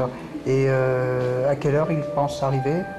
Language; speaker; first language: French; native; French